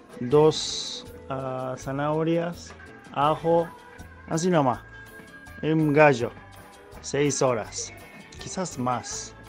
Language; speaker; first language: Spanish; non-native, learner; Japanese